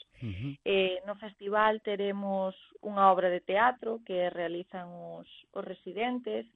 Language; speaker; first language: Galician; native; Galician